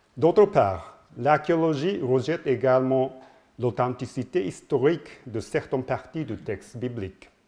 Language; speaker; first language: French; non-native, learner; Japanese